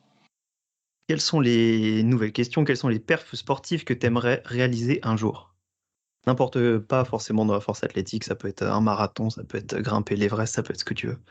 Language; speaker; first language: French; native; French